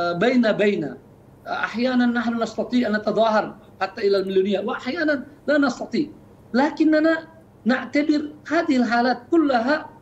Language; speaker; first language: Arabic; non-native, fluent; Indonesian